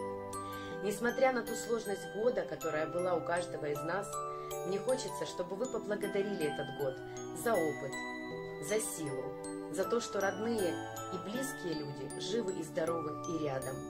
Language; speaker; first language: Russian; native; Russian